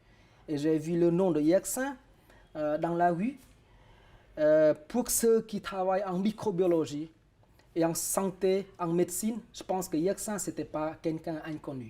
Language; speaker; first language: French; non-native, fluent; Vietnamese